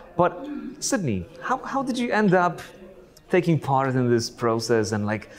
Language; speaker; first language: English; non-native, fluent; Polish